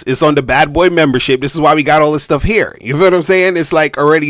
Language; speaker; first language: English; native; English